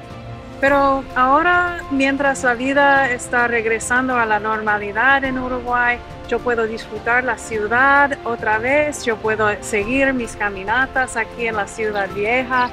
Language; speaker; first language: Spanish; non-native, fluent; English